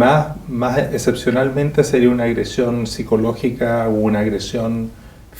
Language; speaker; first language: Spanish; native; Spanish